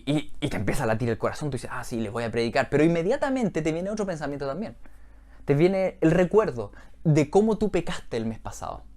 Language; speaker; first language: Spanish; native; Spanish